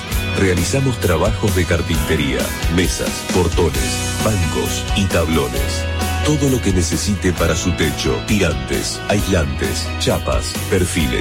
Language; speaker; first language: Spanish; native; Spanish